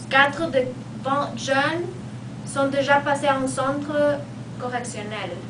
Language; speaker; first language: French; non-native, learner; Spanish